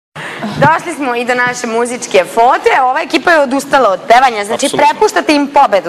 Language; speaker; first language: Croatian; native; Croatian